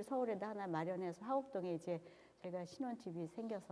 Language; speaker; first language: Korean; native; Korean